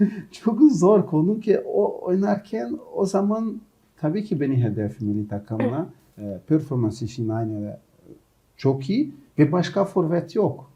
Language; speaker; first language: Turkish; non-native, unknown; Portuguese